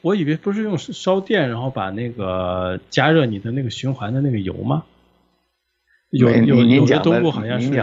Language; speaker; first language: Chinese; native; Chinese